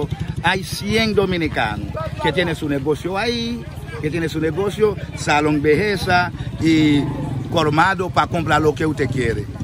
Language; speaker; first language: Spanish; non-native, fluent; Haitian Creole